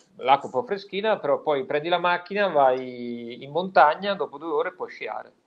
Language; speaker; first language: Italian; native; Italian